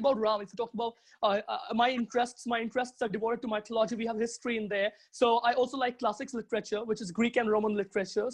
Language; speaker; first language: English; non-native, local second language; Bangla